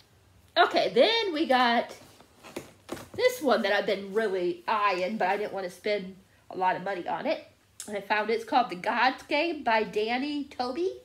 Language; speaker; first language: English; native; English